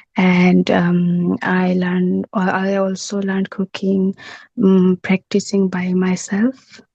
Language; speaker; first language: English; non-native, learner; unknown